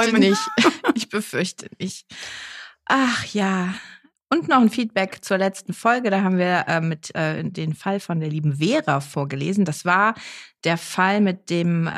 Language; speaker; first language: German; native; German